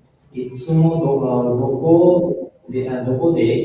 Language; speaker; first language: Japanese; non-native, learner; Bangla